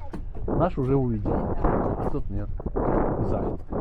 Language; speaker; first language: Russian; native; Russian